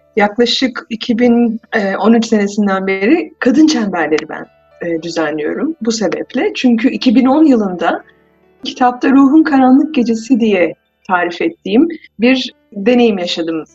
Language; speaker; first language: Turkish; native; Turkish